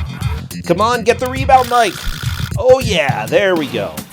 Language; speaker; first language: English; native; English